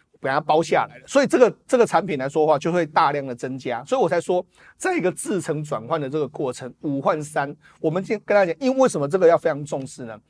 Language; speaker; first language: Chinese; native; Chinese